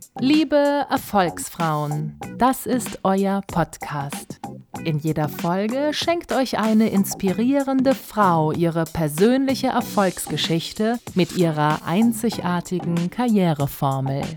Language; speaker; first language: German; native; German